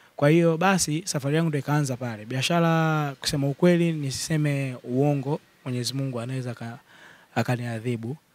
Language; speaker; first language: Swahili; native; Swahili